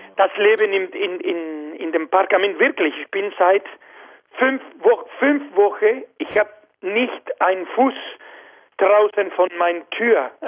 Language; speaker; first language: German; non-native, fluent; Spanish